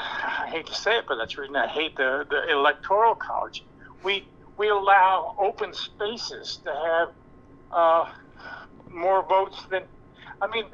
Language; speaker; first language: English; native; English